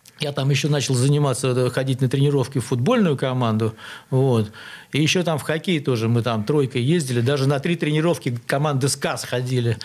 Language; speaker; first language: Russian; native; Russian